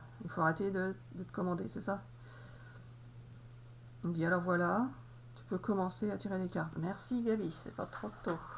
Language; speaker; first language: French; native; French